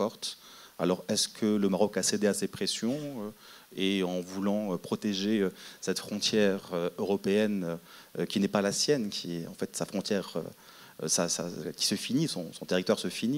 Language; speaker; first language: French; non-native, local second language; Arabic